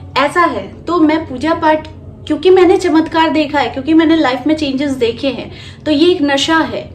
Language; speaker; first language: Hindi; non-native, local second language; Bangla